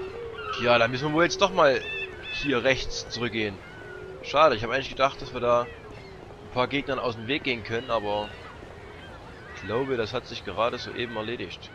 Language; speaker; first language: German; native; German